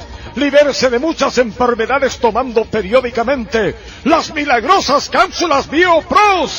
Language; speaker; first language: Spanish; native; Spanish